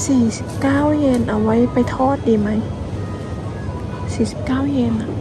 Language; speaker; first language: Thai; native; Thai